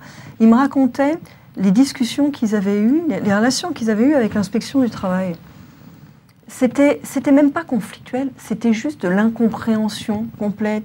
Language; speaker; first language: French; native; French